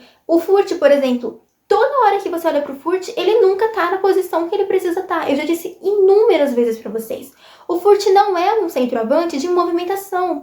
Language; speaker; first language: Portuguese; native; Portuguese